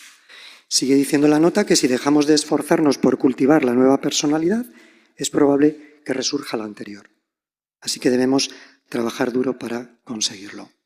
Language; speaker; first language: Spanish; native; Spanish